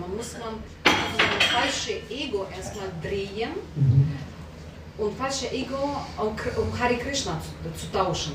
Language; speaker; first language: German; non-native, learner; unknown